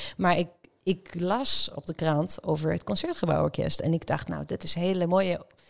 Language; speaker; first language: Dutch; non-native, fluent; Hebrew